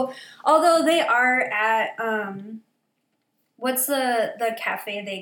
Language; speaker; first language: English; native; English